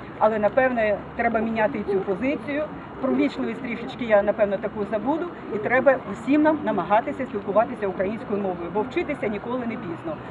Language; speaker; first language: Ukrainian; native; Ukrainian